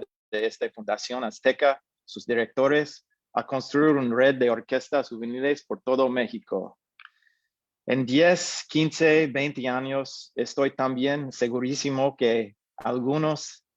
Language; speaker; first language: Spanish; non-native, fluent; English